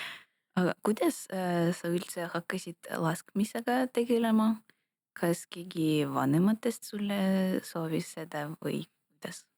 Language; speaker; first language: Estonian; non-native, local second language; Russian